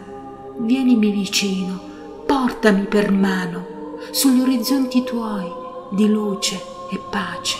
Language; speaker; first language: Italian; native; Italian